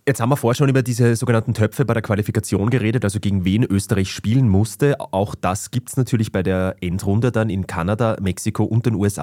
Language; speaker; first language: German; native; German